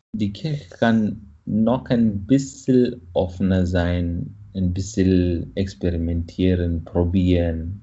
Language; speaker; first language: German; non-native, fluent; Malayalam